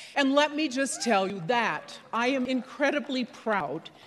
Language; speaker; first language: English; native; English